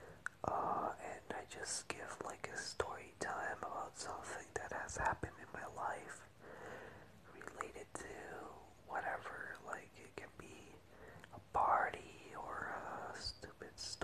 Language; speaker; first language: English; non-native, fluent; Spanish